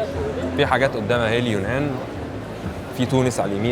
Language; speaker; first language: Arabic; native; Arabic